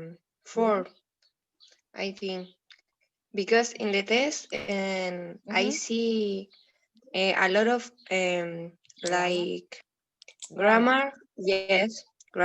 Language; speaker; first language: English; non-native, learner; Spanish